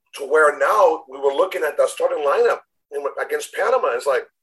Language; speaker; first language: English; non-native, fluent; Spanish